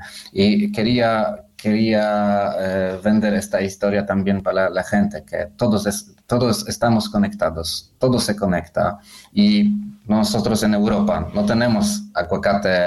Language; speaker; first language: Spanish; non-native, learner; Polish